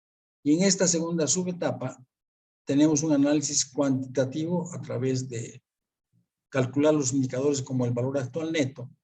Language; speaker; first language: Spanish; native; Spanish